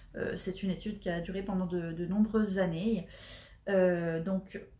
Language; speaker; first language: French; native; French